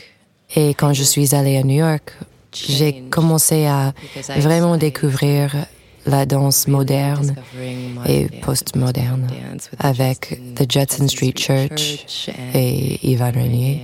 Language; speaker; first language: French; non-native, fluent; English